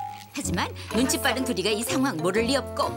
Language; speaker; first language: Korean; native; Korean